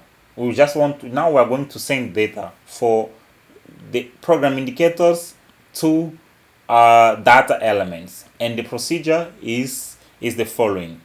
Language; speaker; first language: English; non-native, local second language; Portuguese